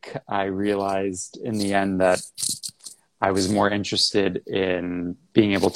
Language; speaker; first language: English; native; English